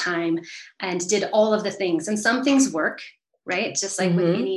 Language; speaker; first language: English; native; English